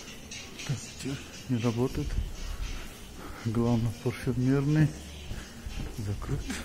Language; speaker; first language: Russian; native; Russian